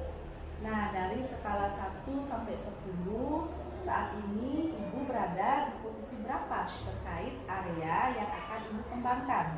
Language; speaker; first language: Indonesian; native; Indonesian